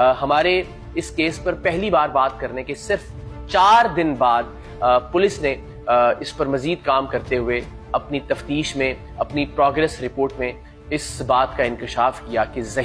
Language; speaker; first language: Urdu; native; Urdu